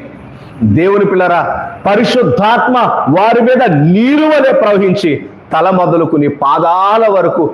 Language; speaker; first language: Telugu; native; Telugu